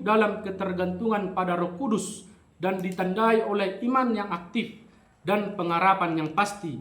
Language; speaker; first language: Indonesian; native; Indonesian